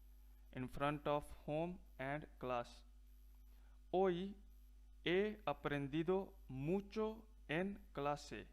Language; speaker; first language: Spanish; non-native, fluent; Punjabi